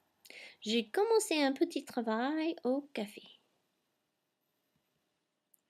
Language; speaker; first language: French; non-native, fluent; English